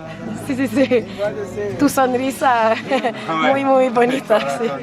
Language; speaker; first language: Spanish; non-native, learner; French